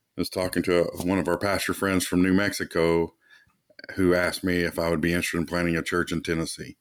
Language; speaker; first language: English; native; English